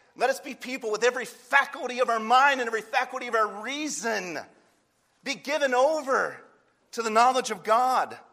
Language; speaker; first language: English; native; English